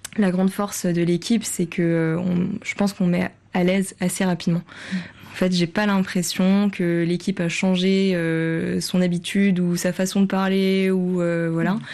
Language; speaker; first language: French; native; French